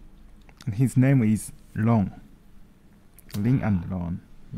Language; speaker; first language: English; non-native, learner; Japanese